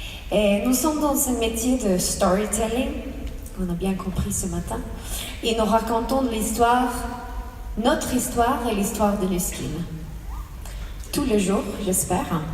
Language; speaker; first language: French; non-native, fluent; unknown